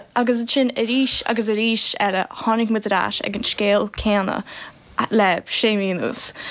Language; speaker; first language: Irish; native; Irish